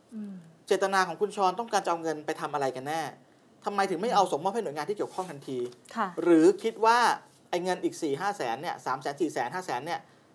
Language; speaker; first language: Thai; native; Thai